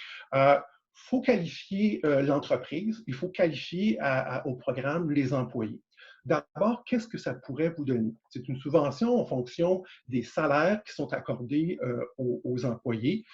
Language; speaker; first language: French; native; French